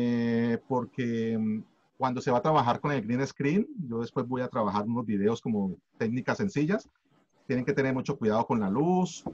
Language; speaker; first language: Spanish; native; Spanish